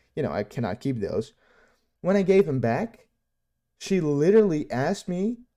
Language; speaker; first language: English; non-native, fluent; Dutch